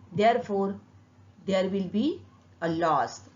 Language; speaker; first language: English; non-native, local second language; Marathi